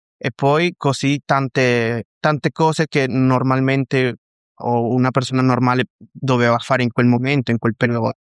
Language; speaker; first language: Italian; non-native, fluent; Spanish